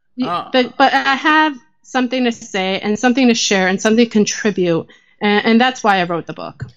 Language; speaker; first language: English; early bilingual, other home language; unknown